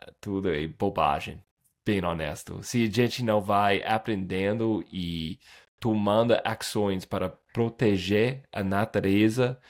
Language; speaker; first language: Portuguese; non-native, fluent; English